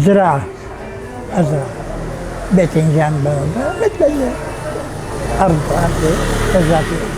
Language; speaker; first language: Arabic; native; Arabic